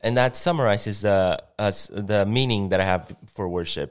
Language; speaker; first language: English; non-native, fluent; Spanish